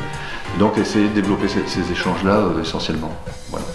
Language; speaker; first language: French; native; French